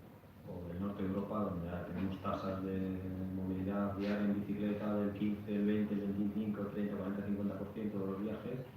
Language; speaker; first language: Spanish; native; Spanish